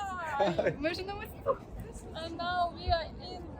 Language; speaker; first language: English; non-native, learner; Ukrainian